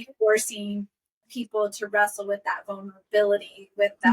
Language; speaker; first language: English; native; English